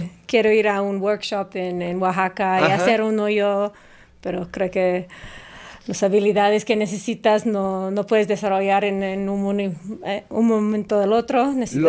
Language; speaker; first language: Spanish; non-native, fluent; English